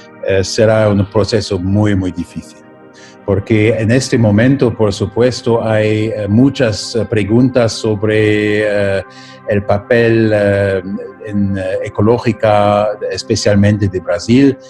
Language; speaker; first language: Spanish; non-native, fluent; German